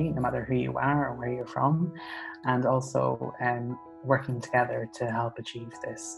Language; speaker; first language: English; native; English